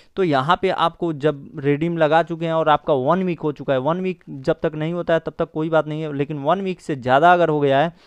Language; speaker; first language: Hindi; native; Hindi